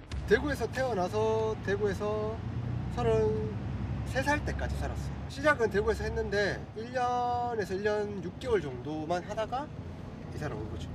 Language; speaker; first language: Korean; native; Korean